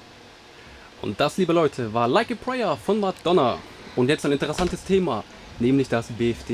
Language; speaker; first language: German; native; German